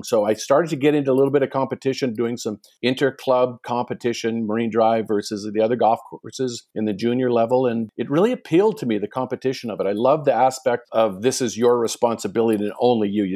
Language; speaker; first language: English; native; English